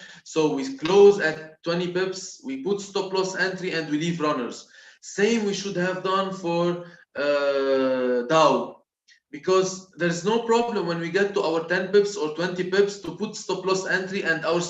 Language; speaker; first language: English; non-native, local second language; Arabic